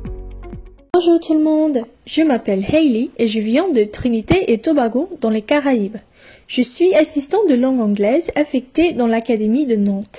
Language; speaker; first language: French; non-native, fluent; English